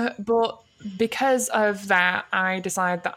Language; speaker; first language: English; native; English